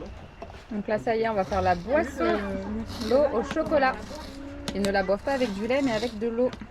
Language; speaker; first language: French; native; French